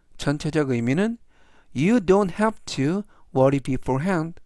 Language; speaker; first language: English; non-native, fluent; Korean